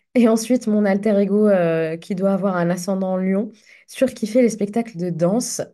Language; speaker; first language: French; non-native, local second language; Arabic